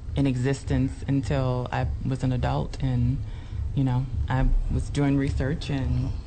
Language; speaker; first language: English; native; English